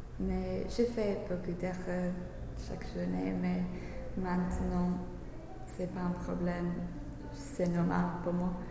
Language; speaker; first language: French; non-native, learner; English